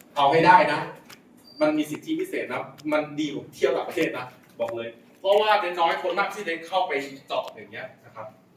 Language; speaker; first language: Thai; non-native, local second language; Lao